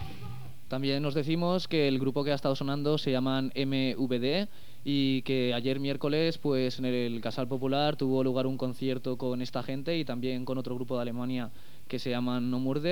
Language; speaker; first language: Spanish; native; Spanish